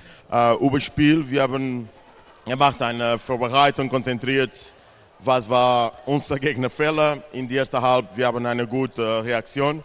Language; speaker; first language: German; non-native, learner; Portuguese